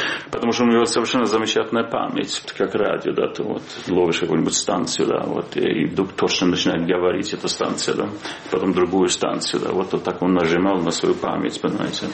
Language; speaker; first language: Russian; non-native, fluent; Swedish